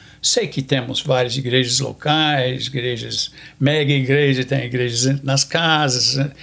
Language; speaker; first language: Portuguese; non-native, fluent; English